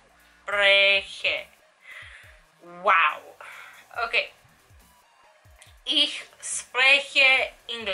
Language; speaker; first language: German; non-native, learner; English